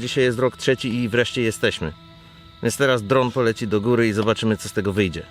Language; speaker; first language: Polish; native; Polish